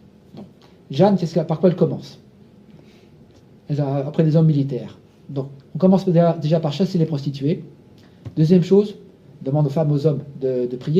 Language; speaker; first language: French; native; French